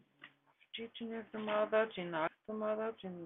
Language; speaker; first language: Greek; non-native, learner; German